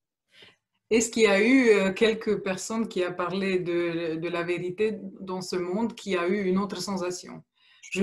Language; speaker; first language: French; non-native, fluent; Romanian